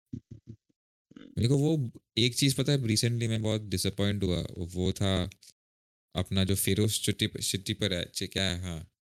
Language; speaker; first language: Hindi; native; Hindi